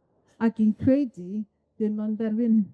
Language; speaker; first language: Welsh; non-native, local second language; English